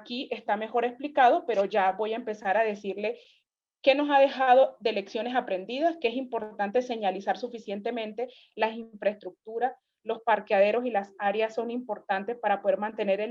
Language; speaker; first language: Spanish; native; Spanish